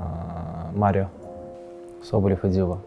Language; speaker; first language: Russian; native; Russian